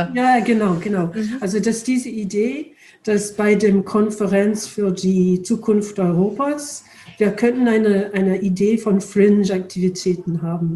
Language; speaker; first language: German; non-native, fluent; English